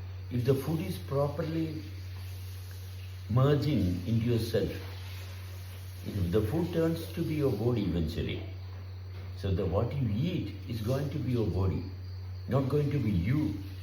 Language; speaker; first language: English; non-native, local second language; Malayalam